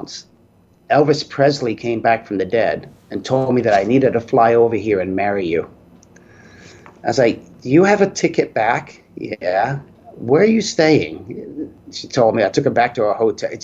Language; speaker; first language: English; native; English